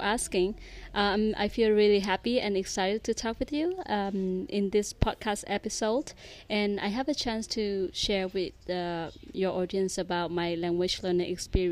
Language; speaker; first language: English; non-native, fluent; Vietnamese